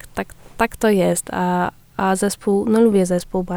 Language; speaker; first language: Polish; early bilingual, heritage; Polish